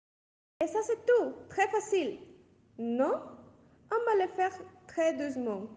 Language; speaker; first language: French; non-native, learner; Spanish